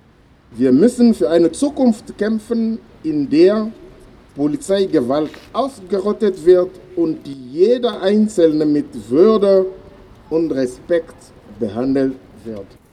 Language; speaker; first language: German; non-native, fluent; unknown